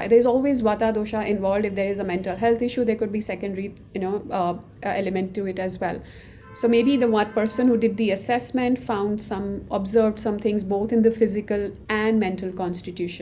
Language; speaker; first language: English; non-native, local second language; Hindi